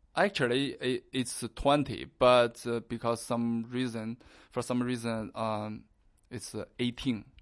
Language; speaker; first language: English; non-native, learner; Chinese